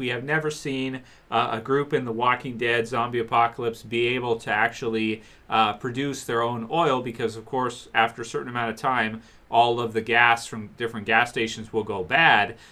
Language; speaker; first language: English; native; English